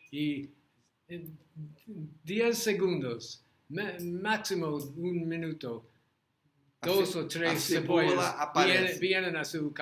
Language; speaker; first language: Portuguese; non-native, learner; English